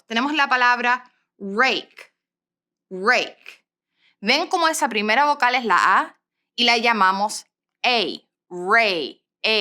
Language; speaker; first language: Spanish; non-native, fluent; English